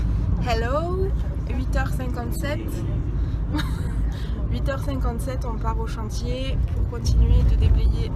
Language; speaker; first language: French; native; French